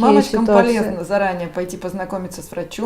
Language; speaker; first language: Russian; native; Russian